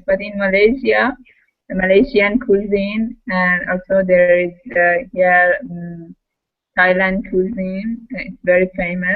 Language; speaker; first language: English; non-native, learner; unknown